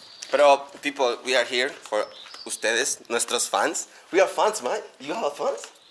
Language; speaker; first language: English; non-native, learner; Spanish